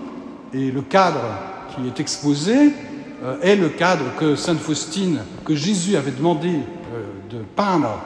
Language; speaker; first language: French; native; French